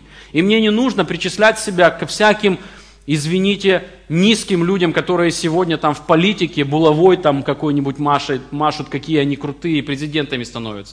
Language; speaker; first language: Russian; native; Russian